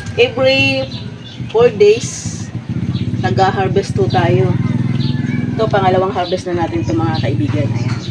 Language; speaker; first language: Filipino; non-native, local second language; Bikol